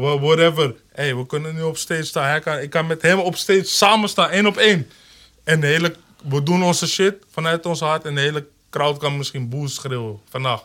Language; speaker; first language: Dutch; early bilingual, other home language; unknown